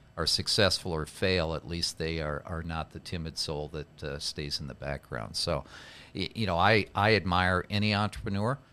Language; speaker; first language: English; native; English